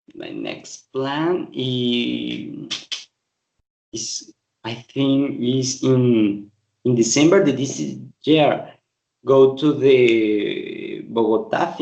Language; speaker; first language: English; non-native, learner; Spanish